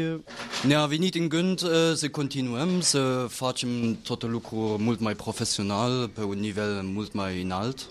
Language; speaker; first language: Romanian; non-native, fluent; German